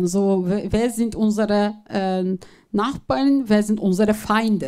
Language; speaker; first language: German; non-native, fluent; Turkish